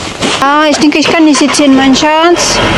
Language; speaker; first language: German; non-native, learner; Filipino